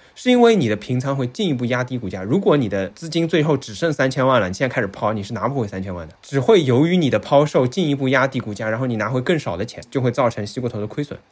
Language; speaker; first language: Chinese; native; Chinese